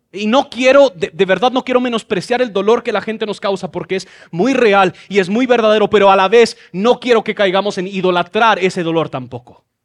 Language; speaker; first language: Spanish; non-native, fluent; English